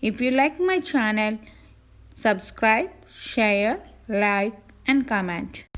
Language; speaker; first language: English; non-native, local second language; Malayalam